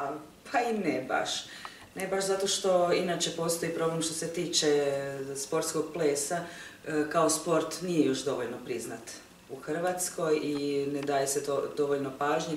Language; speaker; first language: Croatian; native; Croatian